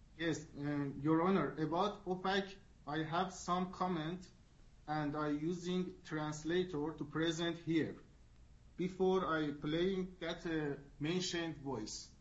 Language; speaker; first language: English; non-native, learner; Persian